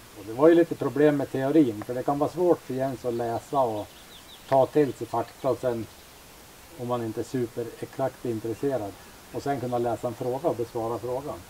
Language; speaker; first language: Swedish; native; Swedish